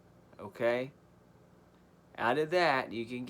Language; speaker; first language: English; native; English